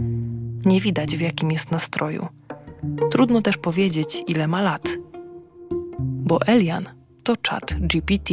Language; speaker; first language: Polish; native; Polish